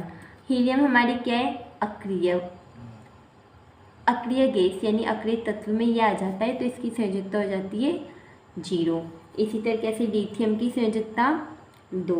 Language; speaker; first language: Hindi; native; Hindi